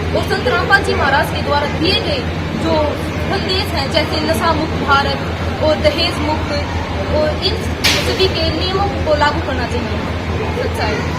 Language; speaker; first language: Hindi; native; Hindi